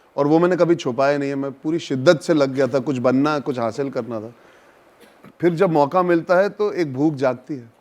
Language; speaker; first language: Hindi; native; Hindi